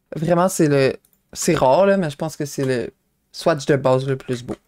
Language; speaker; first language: French; native; French